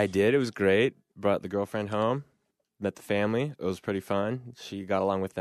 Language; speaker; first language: English; native; English